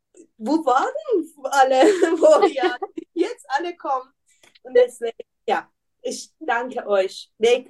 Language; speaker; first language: German; non-native, learner; Persian